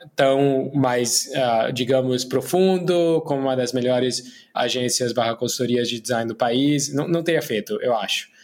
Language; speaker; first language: Portuguese; non-native, fluent; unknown